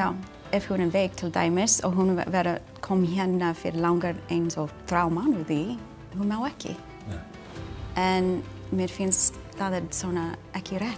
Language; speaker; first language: Icelandic; non-native, learner; English